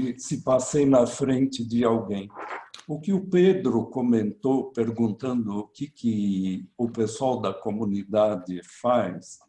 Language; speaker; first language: Portuguese; early bilingual, other home language; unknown